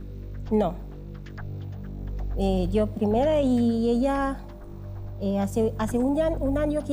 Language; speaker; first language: Spanish; non-native, learner; Haitian Creole